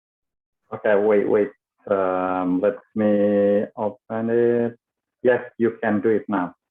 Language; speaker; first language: English; non-native, fluent; Indonesian